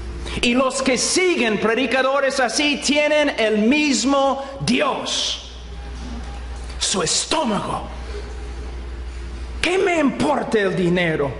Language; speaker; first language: Spanish; non-native, fluent; English